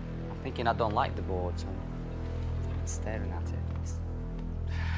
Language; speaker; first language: English; non-native, fluent; Russian